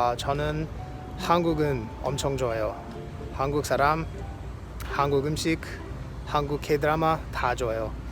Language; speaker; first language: Korean; non-native, learner; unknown